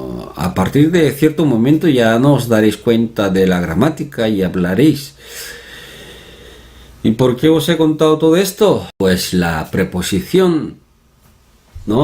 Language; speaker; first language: Spanish; non-native, fluent; Korean